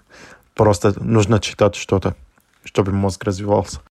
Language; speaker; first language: Russian; non-native, fluent; Arabic